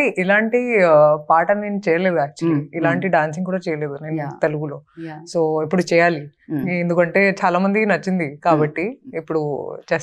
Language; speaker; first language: Telugu; non-native, fluent; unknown